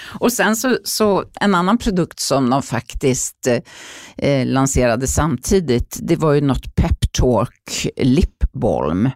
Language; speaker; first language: Swedish; native; Swedish